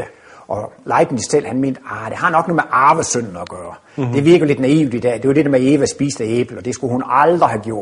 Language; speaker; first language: Danish; native; Danish